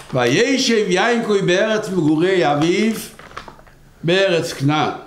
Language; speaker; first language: Hebrew; non-native, local second language; Yiddish